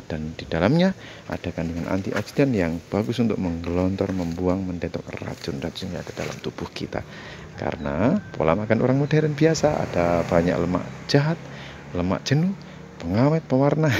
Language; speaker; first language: Indonesian; native; Indonesian